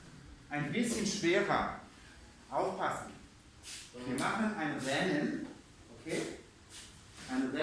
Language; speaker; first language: German; non-native, fluent; English